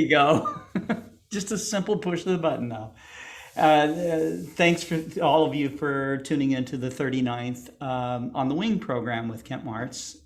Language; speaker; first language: English; native; English